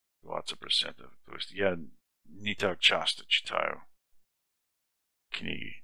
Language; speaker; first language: Russian; non-native, fluent; English